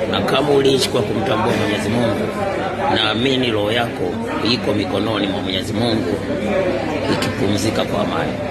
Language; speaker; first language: Swahili; native; Swahili